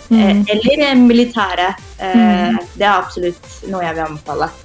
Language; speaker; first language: Norwegian; early bilingual, other home language; Tamil